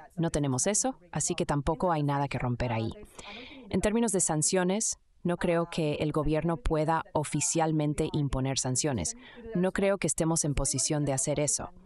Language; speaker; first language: Spanish; non-native, fluent; Indonesian